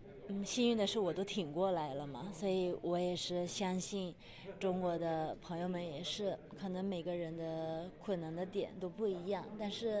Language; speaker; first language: Chinese; non-native, fluent; Japanese